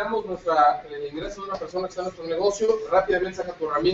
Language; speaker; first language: Spanish; native; Spanish